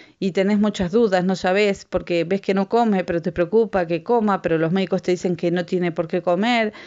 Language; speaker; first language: Spanish; native; Spanish